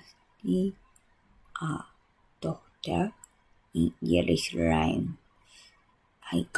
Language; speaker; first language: English; non-native, learner; Japanese